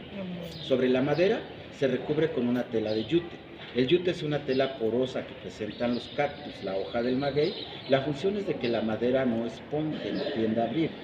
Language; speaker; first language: Spanish; native; Spanish